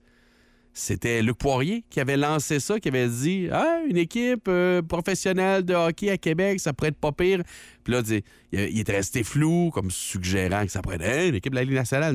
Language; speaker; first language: French; native; French